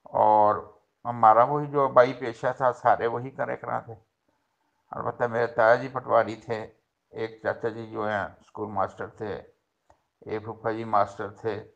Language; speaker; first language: Urdu; non-native, local second language; Haryanvi